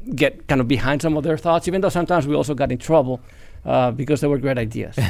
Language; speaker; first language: English; non-native, fluent; Spanish